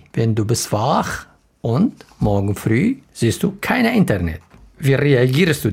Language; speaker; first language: German; non-native, learner; Arabic